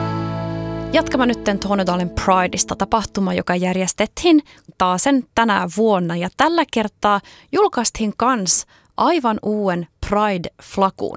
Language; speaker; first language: Finnish; native; Finnish